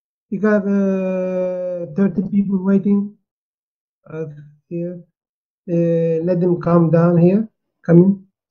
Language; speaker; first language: English; non-native, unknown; Turkish